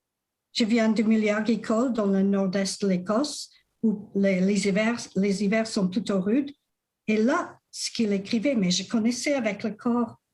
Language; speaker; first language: French; non-native, fluent; English